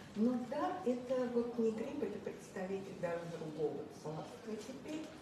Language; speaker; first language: Russian; native; Russian